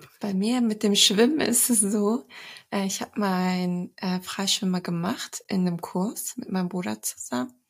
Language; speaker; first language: German; early bilingual, other home language; Turkish